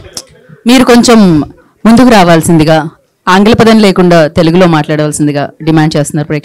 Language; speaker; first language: Telugu; native; Telugu